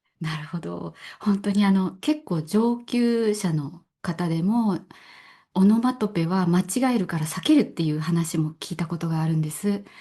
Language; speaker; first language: Japanese; native; Japanese